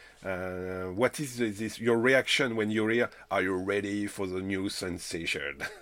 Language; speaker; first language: English; non-native, learner; French